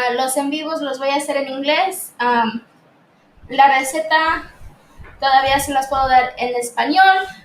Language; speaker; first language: Spanish; early bilingual, other home language; English